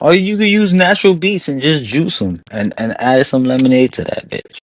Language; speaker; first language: English; native; English